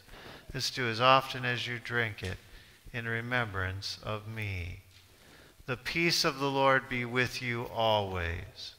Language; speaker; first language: English; native; English